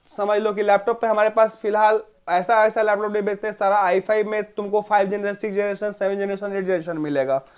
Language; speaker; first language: Hindi; native; Hindi